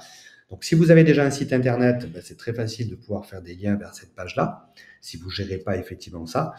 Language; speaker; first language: French; native; French